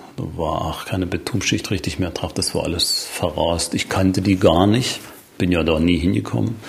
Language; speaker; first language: German; native; German